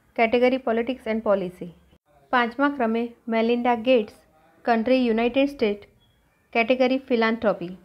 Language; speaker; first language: Hindi; non-native, local second language; Gujarati